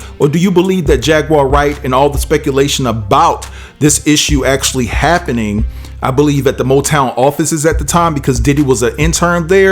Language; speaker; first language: English; native; English